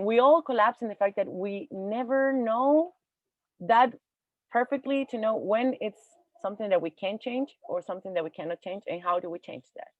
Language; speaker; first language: English; non-native, learner; Spanish